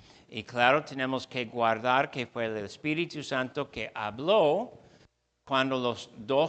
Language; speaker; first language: Spanish; non-native, fluent; English